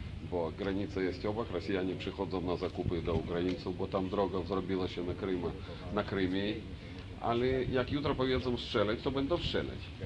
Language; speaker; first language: Polish; non-native, fluent; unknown